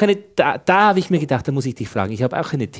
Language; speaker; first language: German; native; German